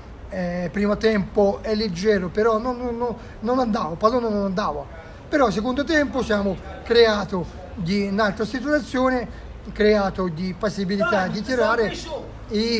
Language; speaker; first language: Italian; non-native, learner; Russian